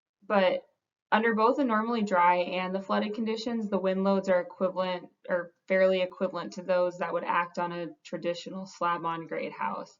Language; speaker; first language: English; native; English